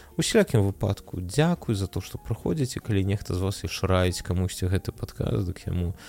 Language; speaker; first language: Belarusian; non-native, local second language; Russian